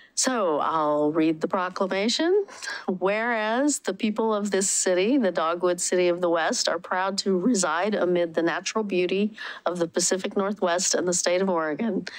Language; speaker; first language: English; native; English